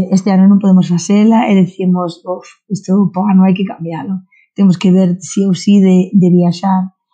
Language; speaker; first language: Galician; non-native, local second language; Spanish